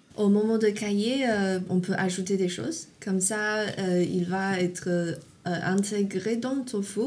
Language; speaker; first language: French; non-native, fluent; Chinese